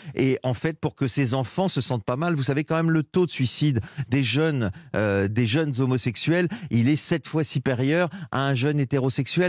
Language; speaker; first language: French; native; French